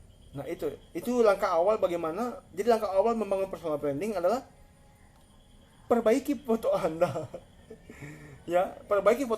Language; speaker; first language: Indonesian; native; Indonesian